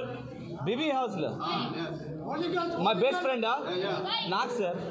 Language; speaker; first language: Telugu; non-native, learner; Hindi